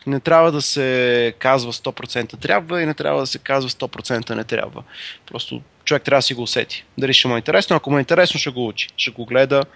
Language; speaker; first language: Bulgarian; native; Bulgarian